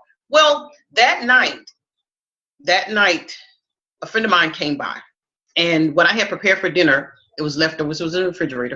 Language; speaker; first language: English; native; English